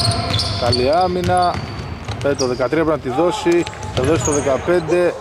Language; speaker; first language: Greek; native; Greek